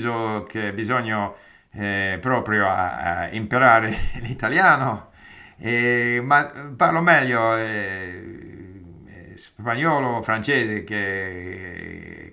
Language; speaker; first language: Italian; non-native, fluent; English